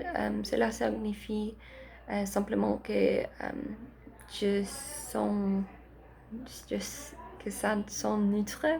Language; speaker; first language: French; non-native, learner; Spanish